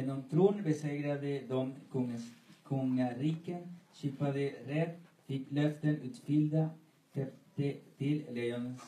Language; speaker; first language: Swedish; non-native, learner; Spanish